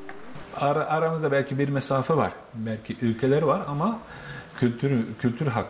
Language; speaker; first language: Turkish; non-native, fluent; Bosnian